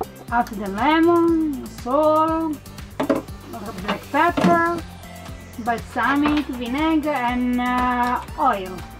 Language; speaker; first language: English; non-native, learner; Italian